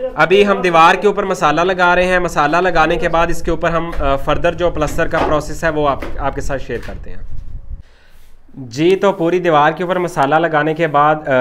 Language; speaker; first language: Urdu; non-native, local second language; Punjabi